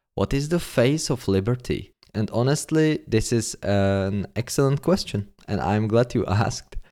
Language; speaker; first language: English; non-native, fluent; Czech